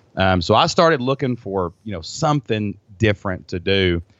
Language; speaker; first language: English; native; English